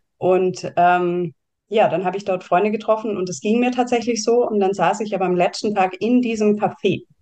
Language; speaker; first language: German; native; German